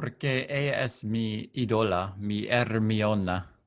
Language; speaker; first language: Spanish; non-native, learner; English